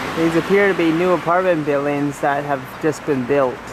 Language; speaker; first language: English; native; English